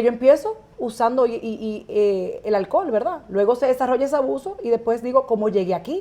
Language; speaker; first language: Spanish; native; Spanish